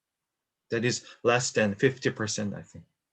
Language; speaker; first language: English; non-native, learner; Korean